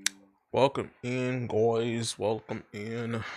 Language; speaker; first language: English; native; English